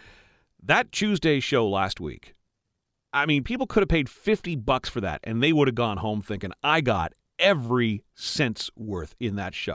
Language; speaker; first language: English; native; English